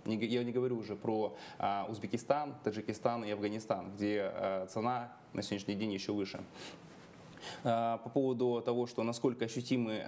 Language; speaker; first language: Russian; native; Russian